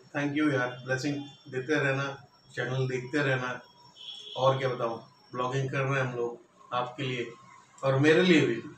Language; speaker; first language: Hindi; non-native, local second language; Bangla